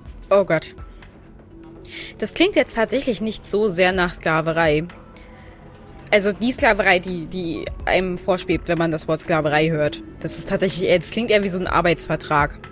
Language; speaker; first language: German; native; German